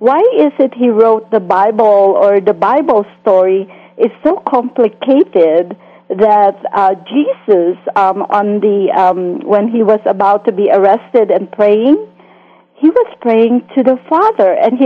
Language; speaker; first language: English; non-native, local second language; Filipino